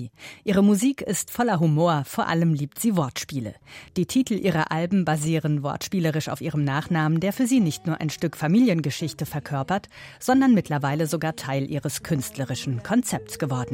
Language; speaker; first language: German; native; German